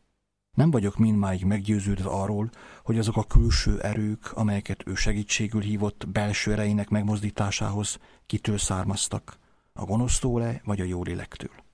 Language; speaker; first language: Hungarian; native; Hungarian